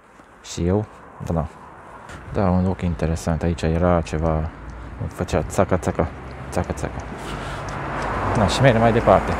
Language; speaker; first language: Romanian; non-native, local second language; Hungarian